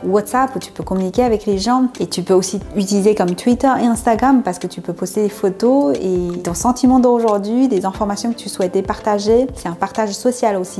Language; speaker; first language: French; non-native, fluent; Chinese